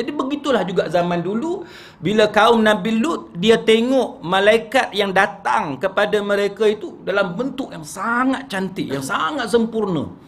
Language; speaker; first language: Malay; native; Malay